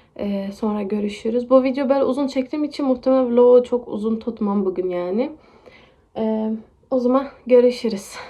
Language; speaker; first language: Turkish; early bilingual, heritage; Turkish